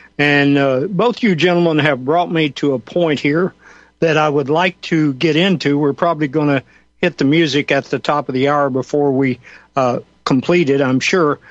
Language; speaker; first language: English; native; English